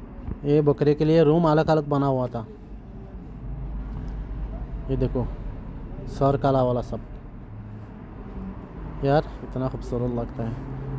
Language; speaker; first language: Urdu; non-native, fluent; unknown